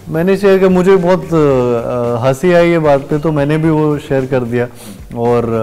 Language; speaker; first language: Hindi; native; Hindi